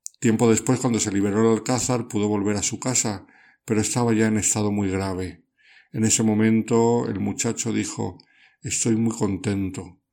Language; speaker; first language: Spanish; native; Spanish